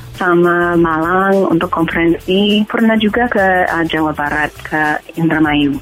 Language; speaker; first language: Indonesian; non-native, fluent; English